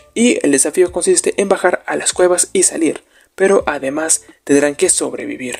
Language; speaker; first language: Spanish; native; Spanish